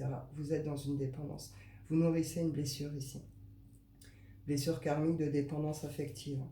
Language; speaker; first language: French; native; French